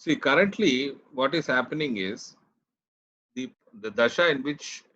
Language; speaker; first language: English; non-native, local second language; Tamil